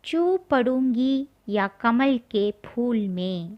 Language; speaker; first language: Hindi; non-native, local second language; Tamil